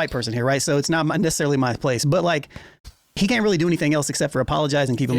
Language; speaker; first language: English; native; English